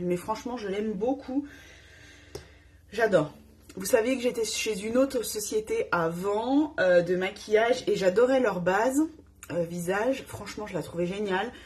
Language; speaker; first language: French; native; French